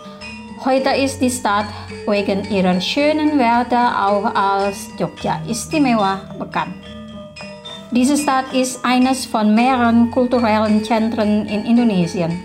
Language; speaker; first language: German; non-native, fluent; Indonesian